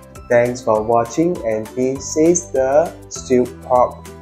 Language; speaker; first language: English; non-native, local second language; Chinese